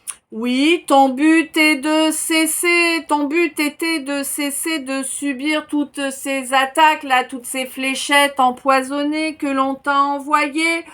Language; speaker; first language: French; native; French